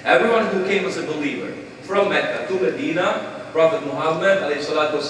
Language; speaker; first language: English; non-native, fluent; Albanian